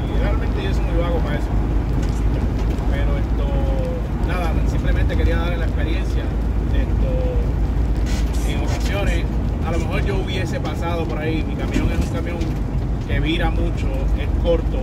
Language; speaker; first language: Spanish; native; Spanish